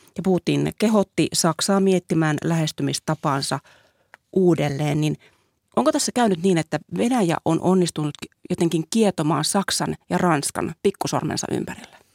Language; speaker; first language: Finnish; native; Finnish